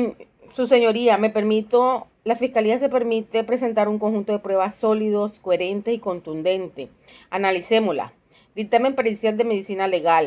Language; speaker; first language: Spanish; native; Spanish